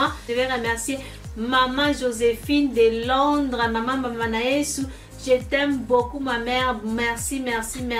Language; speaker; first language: French; non-native, local second language; Lingala